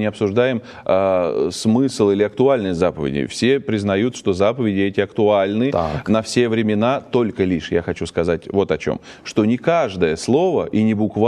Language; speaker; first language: Russian; native; Russian